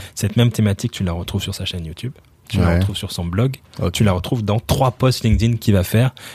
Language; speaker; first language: French; native; French